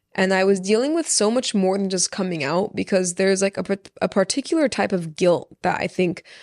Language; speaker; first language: English; early bilingual, other home language; Persian